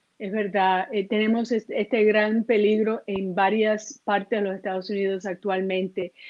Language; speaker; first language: Spanish; early bilingual, heritage; Spanish